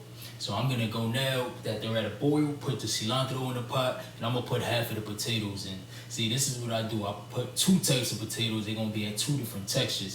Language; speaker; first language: English; native; English